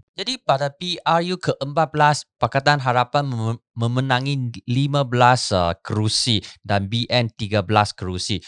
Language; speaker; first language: Malay; non-native, local second language; Chinese